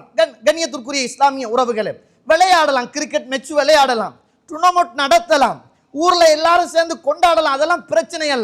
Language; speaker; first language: Tamil; native; Tamil